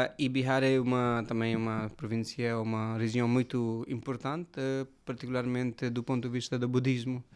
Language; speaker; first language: Portuguese; non-native, fluent; Hindi